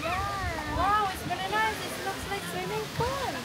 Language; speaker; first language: English; non-native, local second language; Filipino